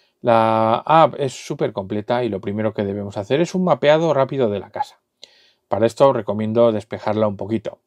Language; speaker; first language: Spanish; native; Spanish